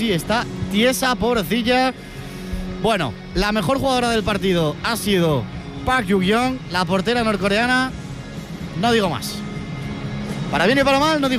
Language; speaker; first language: Spanish; native; Spanish